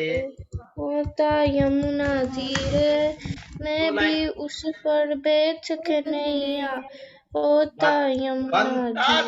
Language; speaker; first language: Hindi; non-native, learner; English